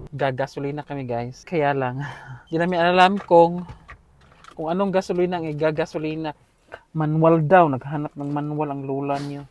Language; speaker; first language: Filipino; native; Filipino